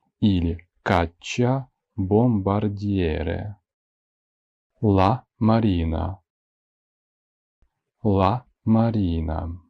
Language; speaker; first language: Italian; non-native, fluent; Ukrainian